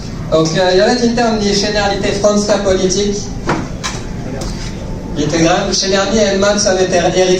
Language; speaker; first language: Swedish; non-native, learner; French